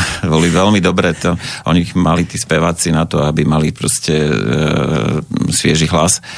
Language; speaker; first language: Slovak; native; Slovak